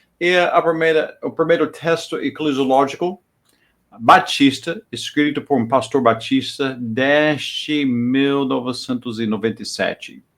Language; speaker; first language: Portuguese; non-native, fluent; English